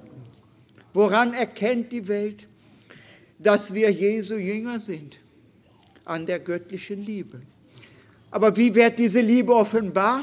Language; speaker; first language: German; non-native, fluent; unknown